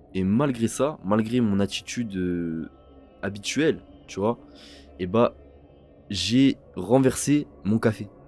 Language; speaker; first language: French; native; French